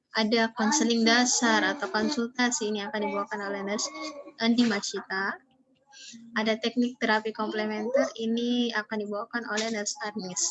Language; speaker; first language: Indonesian; native; Indonesian